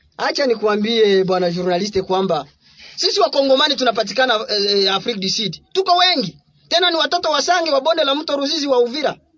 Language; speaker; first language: Swahili; native; Swahili